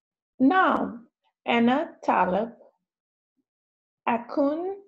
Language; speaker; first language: Arabic; non-native, learner; English